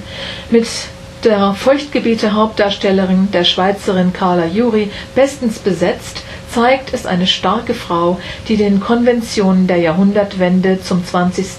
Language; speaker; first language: German; native; German